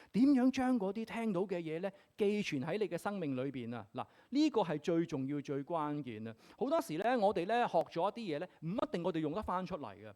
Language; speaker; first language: Cantonese; native; Cantonese